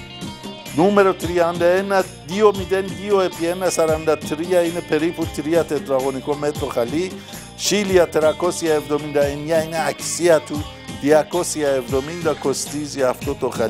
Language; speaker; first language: Greek; non-native, fluent; Persian